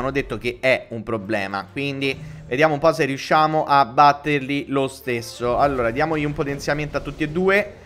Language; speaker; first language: Italian; native; Italian